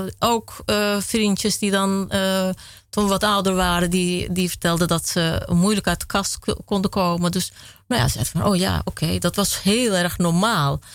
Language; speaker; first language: Dutch; early bilingual, other home language; Kurdish